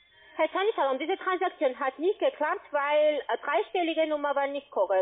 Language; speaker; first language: German; non-native, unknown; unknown